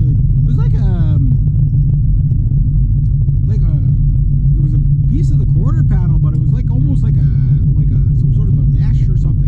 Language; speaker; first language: English; native; English